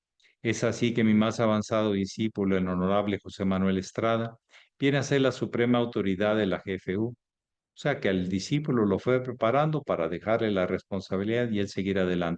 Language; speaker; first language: Spanish; native; Spanish